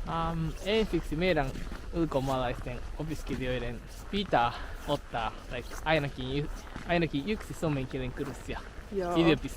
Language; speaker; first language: Finnish; non-native, learner; Japanese